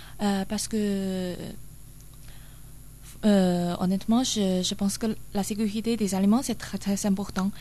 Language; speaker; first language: French; non-native, learner; Chinese